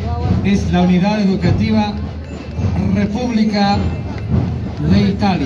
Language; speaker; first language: Spanish; native; Spanish